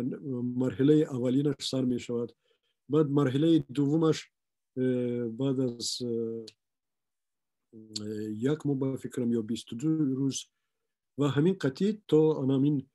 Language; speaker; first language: Persian; non-native, local second language; Shughni